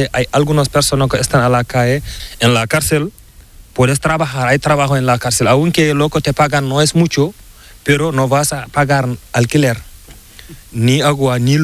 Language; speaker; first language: Spanish; non-native, learner; Fula